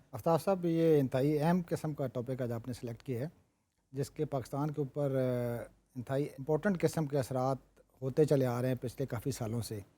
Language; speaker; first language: Urdu; non-native, local second language; Punjabi